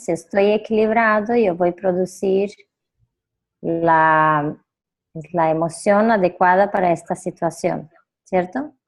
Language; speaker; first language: Spanish; non-native, fluent; Portuguese